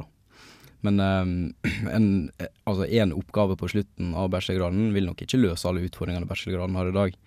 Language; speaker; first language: Norwegian; native; Norwegian